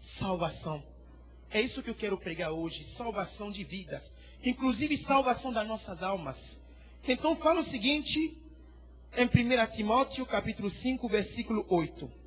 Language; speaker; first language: Portuguese; non-native, fluent; French